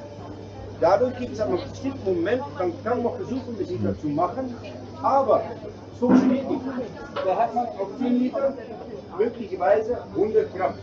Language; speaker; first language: German; non-native, fluent; Greek